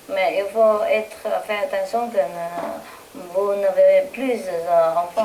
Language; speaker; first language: French; non-native, learner; Vietnamese